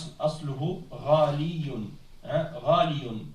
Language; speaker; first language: Arabic; non-native, fluent; French